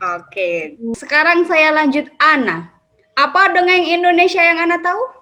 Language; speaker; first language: Indonesian; native; Indonesian